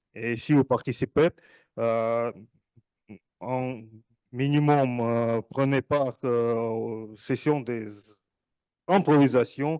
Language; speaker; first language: French; non-native, fluent; Russian